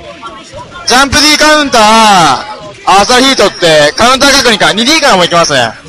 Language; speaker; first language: Japanese; native; Japanese